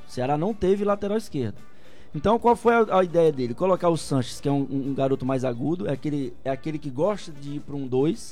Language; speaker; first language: Portuguese; native; Portuguese